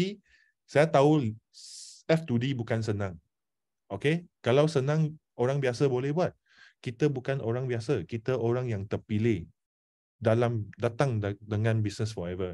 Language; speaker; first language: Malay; non-native, local second language; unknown